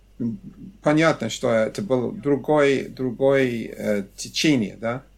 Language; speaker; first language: Russian; non-native, learner; English